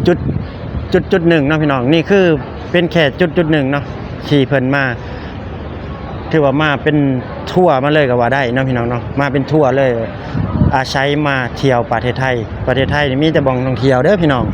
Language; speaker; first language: Thai; non-native, local second language; Lao